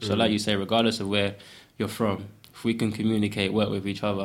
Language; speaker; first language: English; native; English